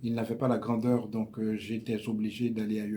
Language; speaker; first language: French; native; French